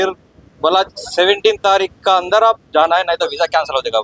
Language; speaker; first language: Hindi; non-native, local second language; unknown